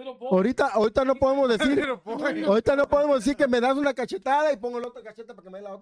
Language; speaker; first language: Spanish; native; Spanish